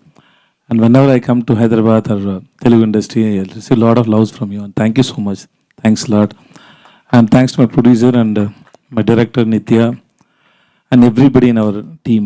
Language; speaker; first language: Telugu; non-native, learner; Tamil